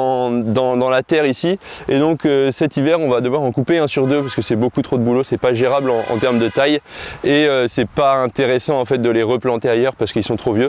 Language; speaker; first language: French; native; French